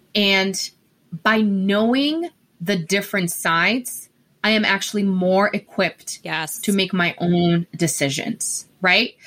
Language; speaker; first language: English; non-native, fluent; Portuguese